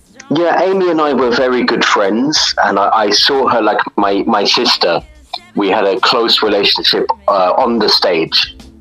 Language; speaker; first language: English; native; English